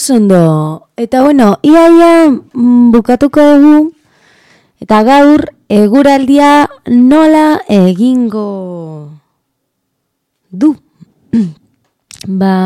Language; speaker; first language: Basque; non-native, learner; Spanish